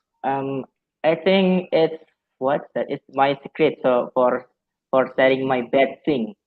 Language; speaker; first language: English; non-native, fluent; Javanese